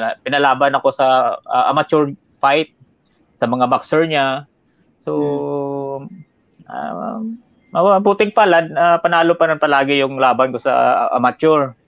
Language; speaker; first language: Filipino; non-native, local second language; Hiligaynon